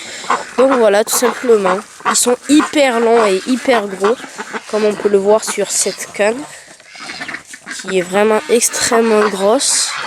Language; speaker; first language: French; native; French